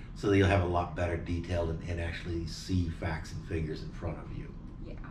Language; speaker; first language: English; native; English